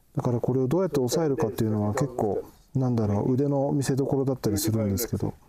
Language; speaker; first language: Japanese; native; Japanese